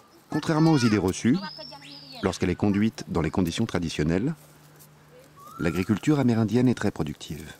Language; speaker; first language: French; native; French